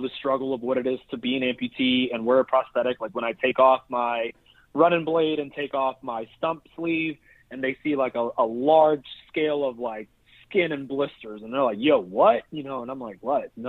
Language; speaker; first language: English; native; English